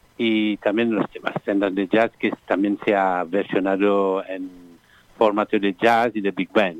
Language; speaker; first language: Spanish; non-native, fluent; Morisyen